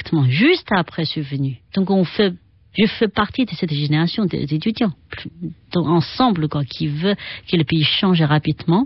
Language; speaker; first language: French; non-native, fluent; Chinese